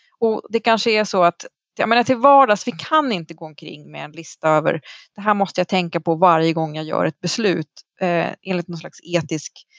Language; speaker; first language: Swedish; native; Swedish